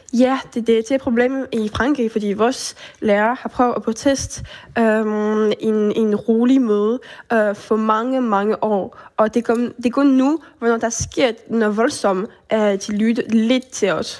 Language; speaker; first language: Danish; early bilingual, heritage; French